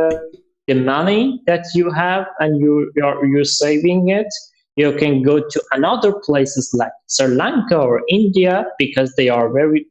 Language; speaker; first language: English; non-native, learner; Persian